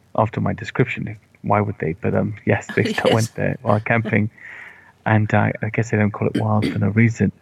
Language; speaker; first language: English; native; English